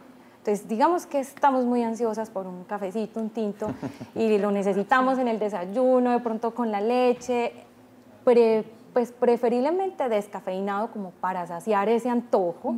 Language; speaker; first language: Spanish; native; Spanish